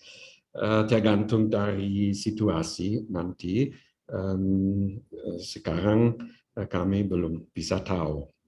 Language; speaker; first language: Indonesian; non-native, fluent; German